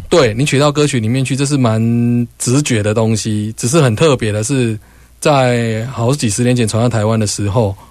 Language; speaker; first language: Chinese; native; Chinese